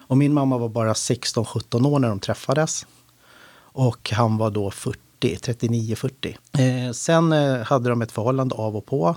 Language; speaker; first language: Swedish; native; Swedish